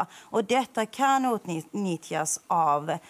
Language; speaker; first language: Swedish; non-native, fluent; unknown